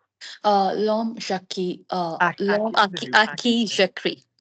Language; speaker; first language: French; non-native, learner; English